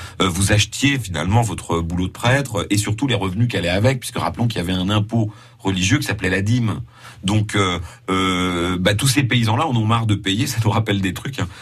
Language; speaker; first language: French; native; French